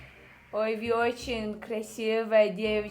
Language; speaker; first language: Russian; non-native, learner; Tajik